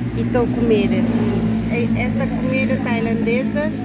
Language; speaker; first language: Portuguese; non-native, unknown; Thai